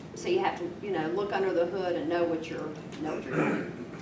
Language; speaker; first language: English; native; English